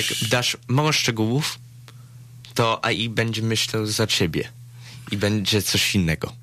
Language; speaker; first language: Polish; early bilingual, heritage; Polish